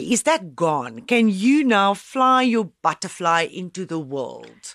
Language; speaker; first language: English; non-native, local second language; Afrikaans